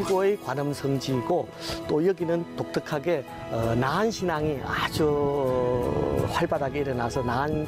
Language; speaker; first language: Korean; native; Korean